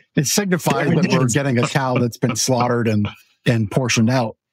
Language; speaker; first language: English; native; English